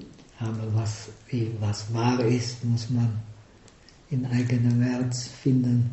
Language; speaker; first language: German; non-native, fluent; Czech